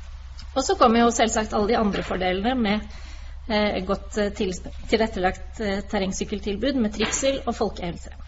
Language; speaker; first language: Norwegian; native; Norwegian